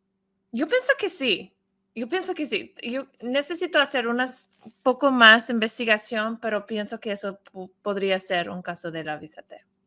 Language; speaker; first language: Spanish; non-native, fluent; English